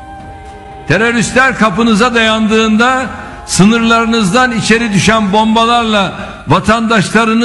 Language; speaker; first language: Turkish; native; Turkish